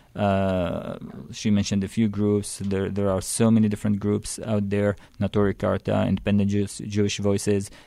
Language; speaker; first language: English; non-native, fluent; Arabic